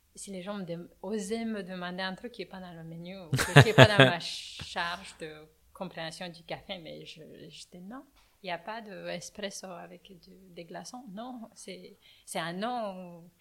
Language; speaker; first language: French; non-native, fluent; Romanian